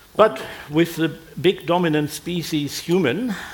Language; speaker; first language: English; non-native, fluent; German